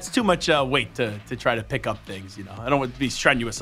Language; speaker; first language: English; native; English